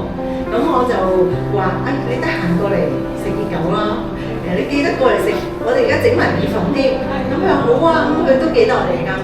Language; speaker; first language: Cantonese; native; Cantonese